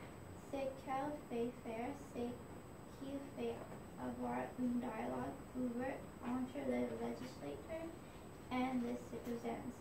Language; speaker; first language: French; non-native, learner; English